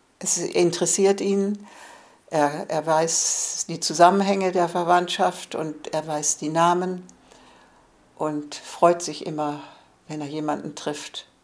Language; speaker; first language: German; native; German